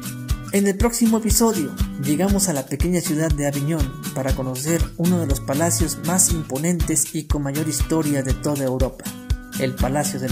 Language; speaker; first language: Spanish; native; Spanish